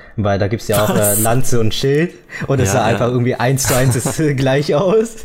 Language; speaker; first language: German; early bilingual, other home language; Vietnamese